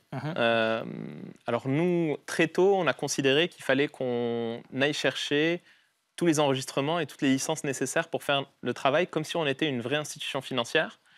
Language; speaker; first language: French; non-native, local second language; Arabic